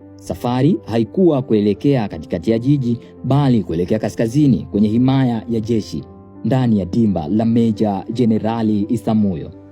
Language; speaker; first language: Swahili; native; Swahili